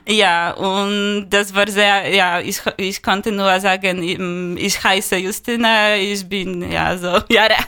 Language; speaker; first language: German; non-native, learner; Polish